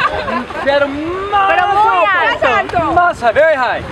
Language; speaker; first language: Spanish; non-native, learner; English